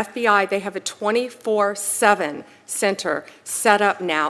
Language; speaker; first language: English; native; English